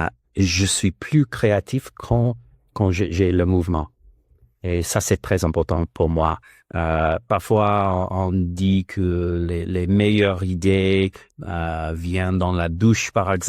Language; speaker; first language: French; non-native, learner; English